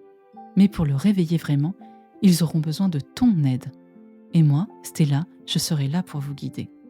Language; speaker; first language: French; native; French